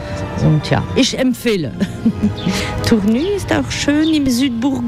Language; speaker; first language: German; non-native, fluent; French